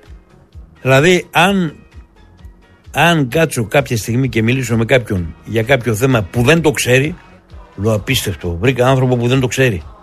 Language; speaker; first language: Greek; native; Greek